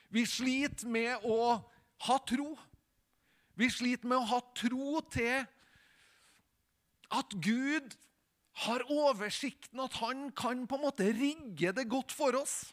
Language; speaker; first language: Norwegian; native; Norwegian